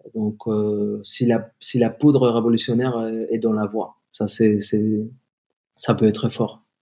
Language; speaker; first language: French; non-native, fluent; Spanish